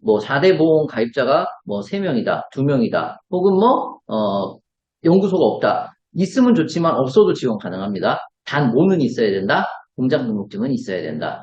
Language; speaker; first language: Korean; native; Korean